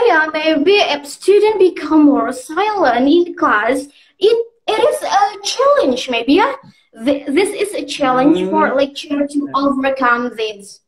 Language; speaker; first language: English; non-native, learner; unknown